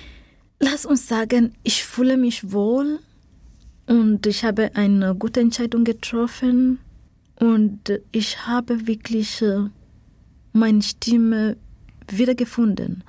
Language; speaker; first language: German; non-native, fluent; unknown